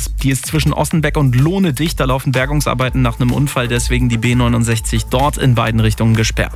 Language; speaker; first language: German; native; German